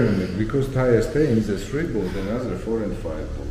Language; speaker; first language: English; non-native, learner; Georgian